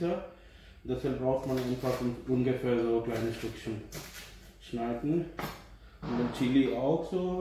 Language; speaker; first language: German; non-native, learner; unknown